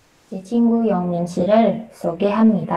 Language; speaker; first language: Korean; non-native, learner; Indonesian